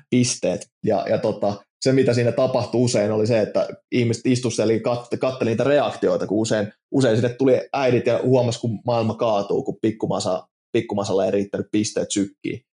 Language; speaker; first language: Finnish; native; Finnish